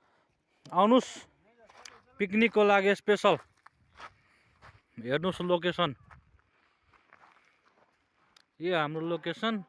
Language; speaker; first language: Nepali; non-native, local second language; Maithili